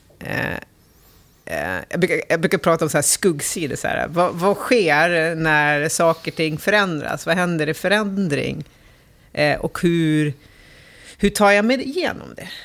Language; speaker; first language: Swedish; native; Swedish